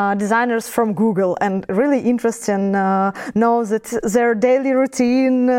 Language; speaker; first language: English; non-native, learner; Russian